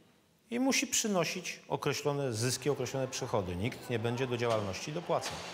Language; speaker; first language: Polish; native; Polish